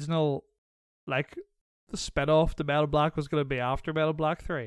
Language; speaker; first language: English; native; English